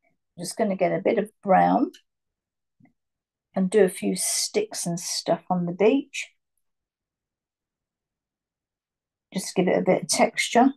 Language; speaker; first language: English; native; English